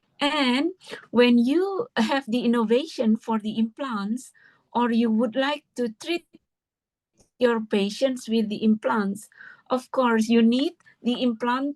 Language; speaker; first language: English; non-native, fluent; Indonesian